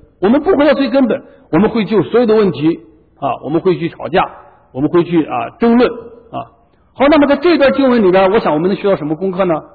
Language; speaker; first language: Chinese; native; Chinese